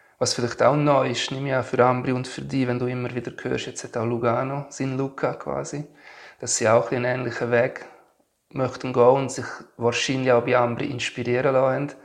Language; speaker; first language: German; native; German